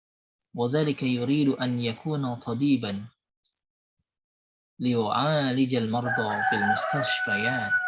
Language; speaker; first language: Arabic; non-native, fluent; Indonesian